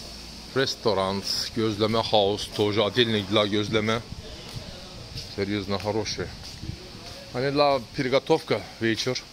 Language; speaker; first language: Russian; non-native, learner; Turkish